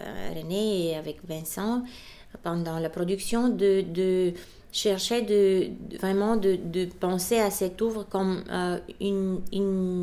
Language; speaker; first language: French; non-native, fluent; Bulgarian